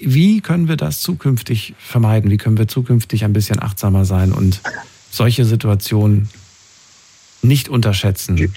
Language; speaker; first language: German; native; German